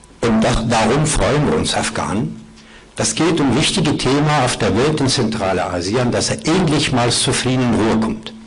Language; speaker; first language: German; non-native, fluent; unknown